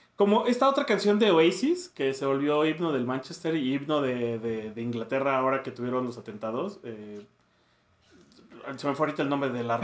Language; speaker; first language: Spanish; native; Spanish